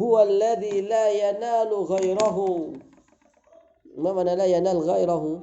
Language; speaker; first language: Arabic; non-native, fluent; Indonesian